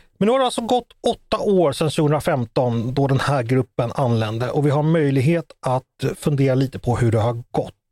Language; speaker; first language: Swedish; native; Swedish